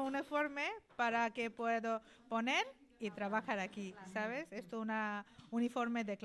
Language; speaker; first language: Spanish; non-native, learner; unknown